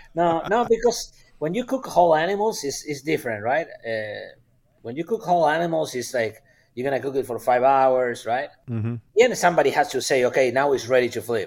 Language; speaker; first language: English; non-native, fluent; Spanish